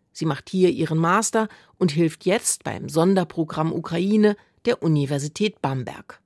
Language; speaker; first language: German; native; German